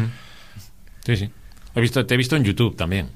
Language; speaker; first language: Spanish; native; Spanish